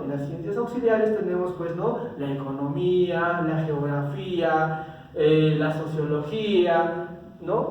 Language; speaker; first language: Spanish; native; Spanish